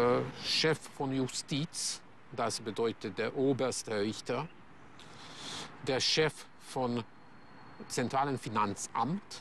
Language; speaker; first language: German; non-native, fluent; Hungarian